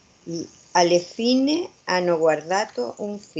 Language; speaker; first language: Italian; non-native, learner; Spanish